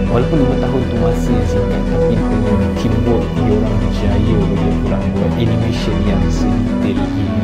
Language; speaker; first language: Malay; native; Malay